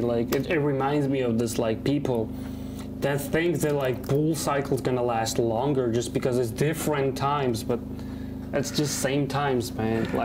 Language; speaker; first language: English; non-native, fluent; Georgian